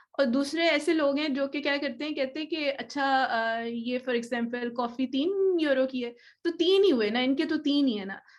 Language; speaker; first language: Urdu; native; Urdu